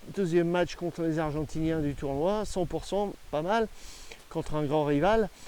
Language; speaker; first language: French; non-native, fluent; English